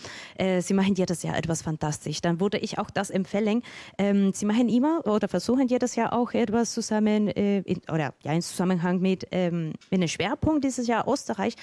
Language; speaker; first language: German; non-native, fluent; Spanish